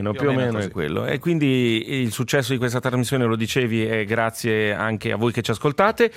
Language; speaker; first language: Italian; native; Italian